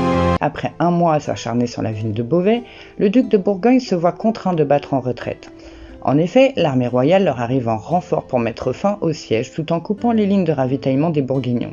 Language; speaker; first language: French; native; French